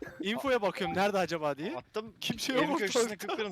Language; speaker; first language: Turkish; native; Turkish